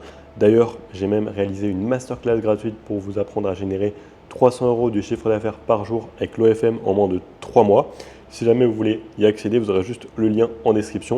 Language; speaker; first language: French; native; French